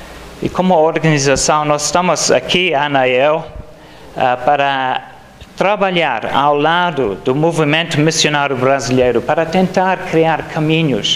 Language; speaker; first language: Portuguese; non-native, fluent; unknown